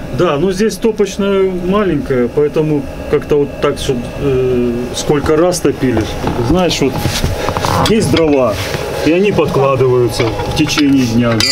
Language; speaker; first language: Russian; native; Russian